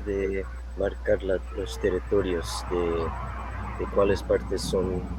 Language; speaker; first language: Spanish; non-native, fluent; English